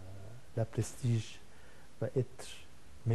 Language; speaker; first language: French; non-native, fluent; Arabic